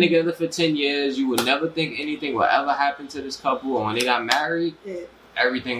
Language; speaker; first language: English; native; English